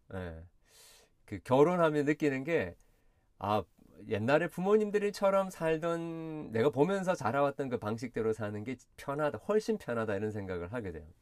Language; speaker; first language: Korean; early bilingual, heritage; Korean